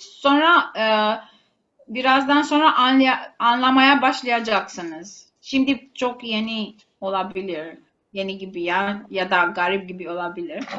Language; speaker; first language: Turkish; non-native, fluent; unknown